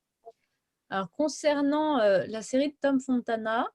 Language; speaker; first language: French; native; French